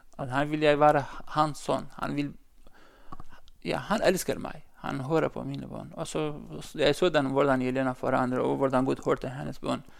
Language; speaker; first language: Norwegian; non-native, learner; Central Kurdish